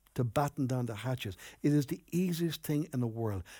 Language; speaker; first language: English; native; English